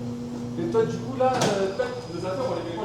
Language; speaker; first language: French; native; French